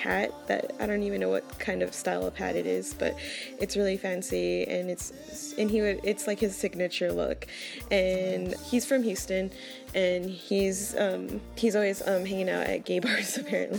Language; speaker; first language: English; native; English